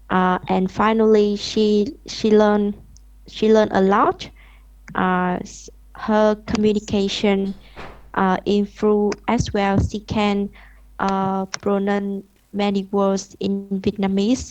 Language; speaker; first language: English; non-native, learner; Vietnamese